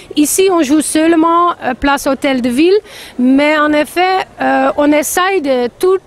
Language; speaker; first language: French; non-native, learner; Dutch